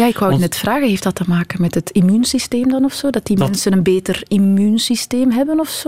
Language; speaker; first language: Dutch; native; Dutch